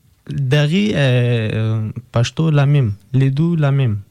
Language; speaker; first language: French; non-native, learner; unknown